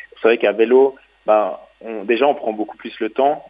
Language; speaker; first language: French; native; French